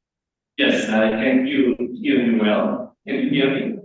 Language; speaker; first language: English; non-native, learner; Indonesian